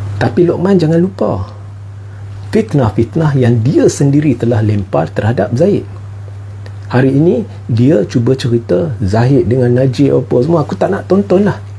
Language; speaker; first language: Malay; non-native, local second language; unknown